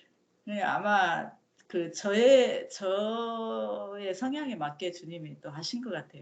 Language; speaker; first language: Korean; native; Korean